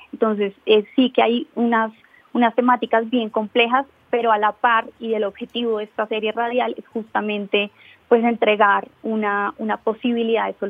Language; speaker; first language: Spanish; native; Spanish